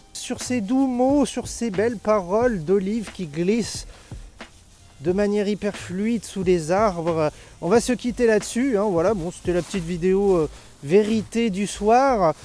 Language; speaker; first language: French; native; French